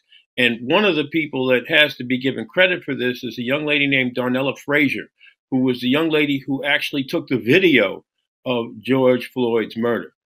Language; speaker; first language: English; native; English